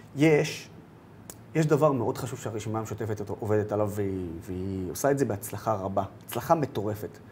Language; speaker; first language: Hebrew; non-native, local second language; Arabic